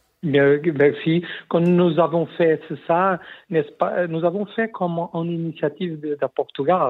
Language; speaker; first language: French; non-native, learner; Portuguese